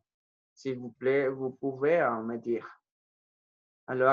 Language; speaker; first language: French; non-native, fluent; Spanish